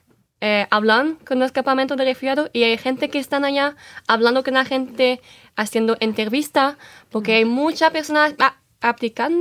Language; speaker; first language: Spanish; non-native, fluent; French